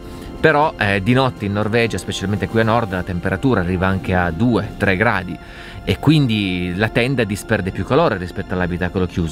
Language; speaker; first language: Italian; native; Italian